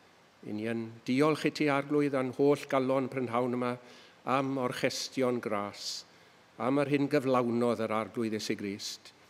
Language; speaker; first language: Welsh; native; Welsh